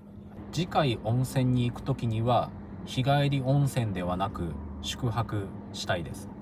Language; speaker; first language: Japanese; native; Japanese